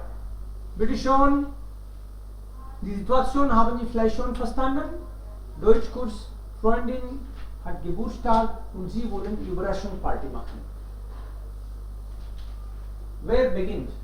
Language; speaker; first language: German; non-native, fluent; Hindi